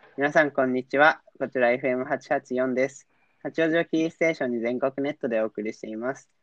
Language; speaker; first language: Japanese; native; Japanese